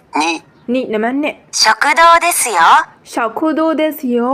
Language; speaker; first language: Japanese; non-native, fluent; Burmese